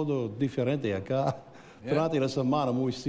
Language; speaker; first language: Spanish; non-native, learner; English